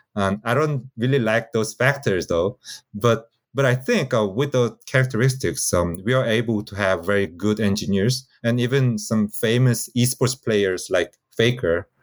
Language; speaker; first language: English; non-native, fluent; Korean